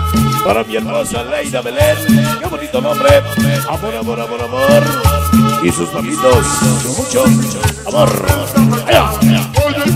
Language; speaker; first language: Spanish; native; Spanish